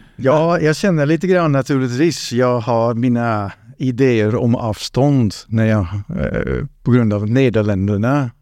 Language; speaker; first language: Swedish; non-native, fluent; Dutch